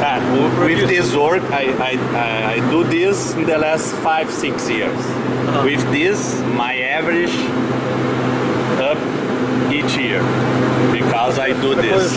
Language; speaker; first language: English; non-native, learner; Portuguese